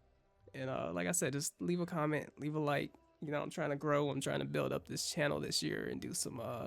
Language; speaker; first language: English; native; English